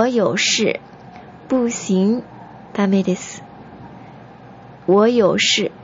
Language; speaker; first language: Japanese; non-native, fluent; Chinese